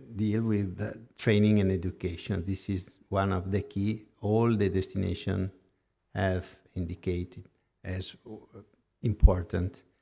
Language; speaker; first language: English; non-native, fluent; Italian